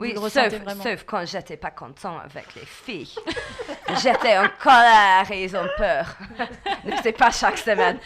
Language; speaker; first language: French; non-native, fluent; English